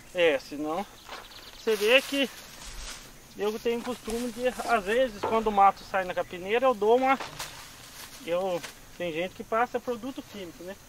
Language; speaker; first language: Portuguese; native; Portuguese